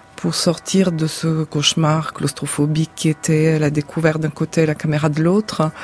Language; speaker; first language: French; non-native, fluent; Bulgarian